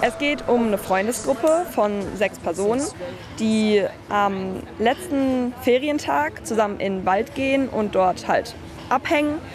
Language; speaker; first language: German; native; German